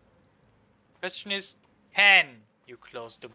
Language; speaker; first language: English; native; English